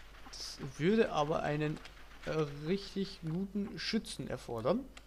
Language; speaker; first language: German; native; German